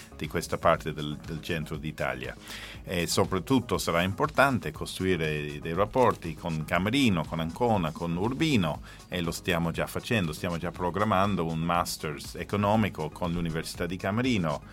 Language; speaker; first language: Italian; non-native, fluent; English